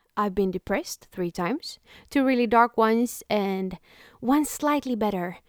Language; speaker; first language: English; non-native, fluent; Swedish